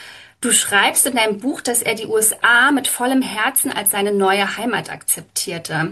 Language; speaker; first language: German; native; German